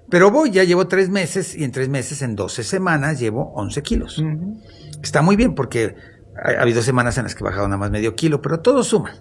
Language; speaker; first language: Spanish; native; Spanish